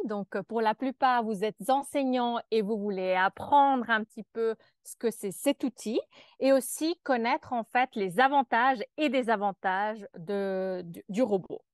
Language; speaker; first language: French; native; French